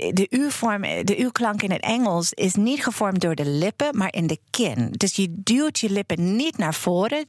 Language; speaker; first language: Dutch; non-native, fluent; English